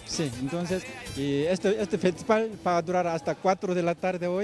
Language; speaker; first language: Spanish; non-native, fluent; Korean